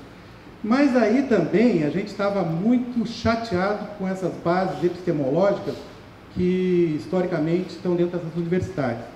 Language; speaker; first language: Portuguese; native; Portuguese